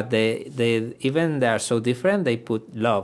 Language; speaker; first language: English; non-native, fluent; Spanish